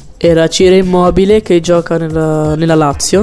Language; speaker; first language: Italian; native; Italian